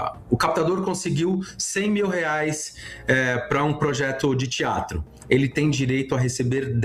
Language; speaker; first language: Portuguese; native; Portuguese